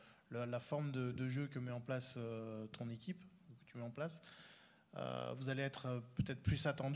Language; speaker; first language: French; native; French